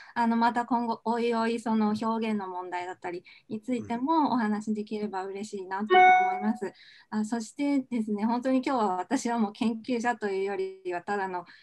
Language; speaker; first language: Japanese; native; Japanese